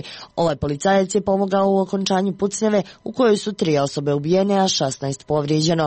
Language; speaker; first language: Croatian; native; Croatian